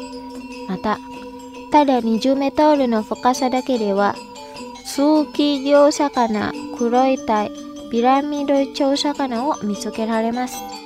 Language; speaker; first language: Japanese; non-native, fluent; Indonesian